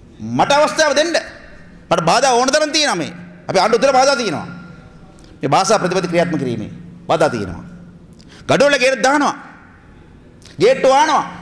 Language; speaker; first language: Sinhala; non-native, local second language; Tamil